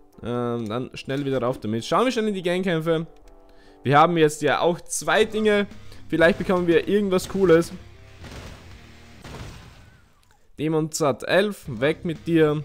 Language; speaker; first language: German; native; German